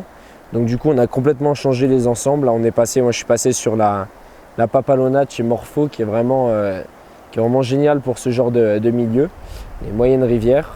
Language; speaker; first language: French; native; French